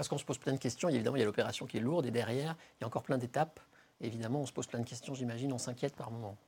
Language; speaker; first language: French; native; French